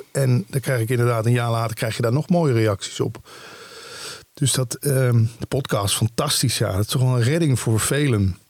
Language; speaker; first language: Dutch; native; Dutch